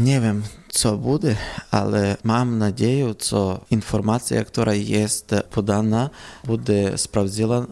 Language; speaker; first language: Polish; non-native, learner; Ukrainian